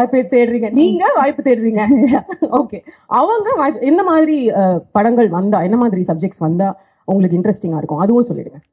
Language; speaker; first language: Tamil; native; Tamil